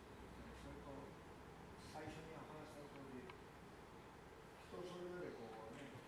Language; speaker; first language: Japanese; native; Japanese